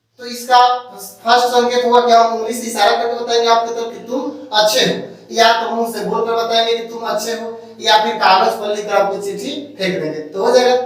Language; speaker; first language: Hindi; native; Hindi